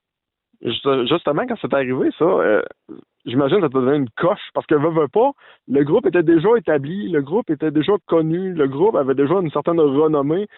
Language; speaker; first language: French; native; French